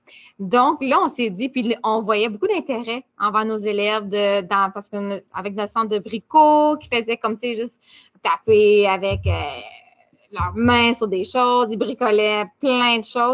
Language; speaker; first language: French; native; French